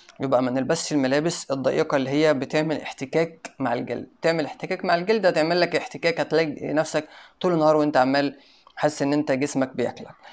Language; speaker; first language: Arabic; native; Arabic